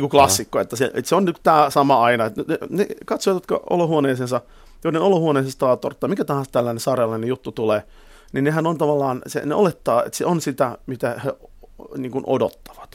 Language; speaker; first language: Finnish; native; Finnish